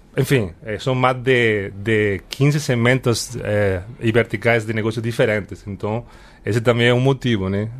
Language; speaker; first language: Portuguese; non-native, fluent; Spanish